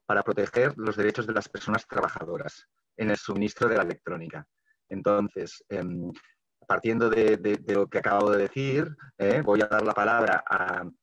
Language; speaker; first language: Spanish; native; Spanish